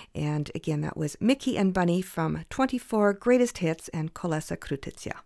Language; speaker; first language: English; early bilingual, other home language; Ukrainian